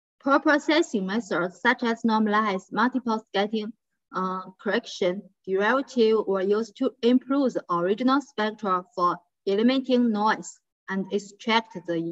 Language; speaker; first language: English; non-native, fluent; Chinese